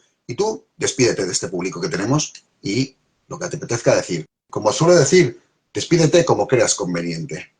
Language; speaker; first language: Spanish; native; Spanish